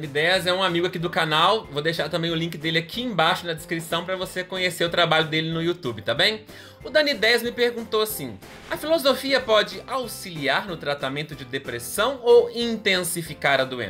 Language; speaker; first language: Portuguese; native; Portuguese